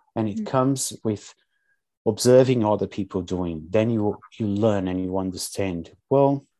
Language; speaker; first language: English; non-native, fluent; Portuguese